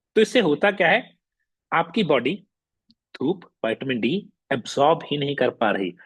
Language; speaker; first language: Hindi; non-native, local second language; Punjabi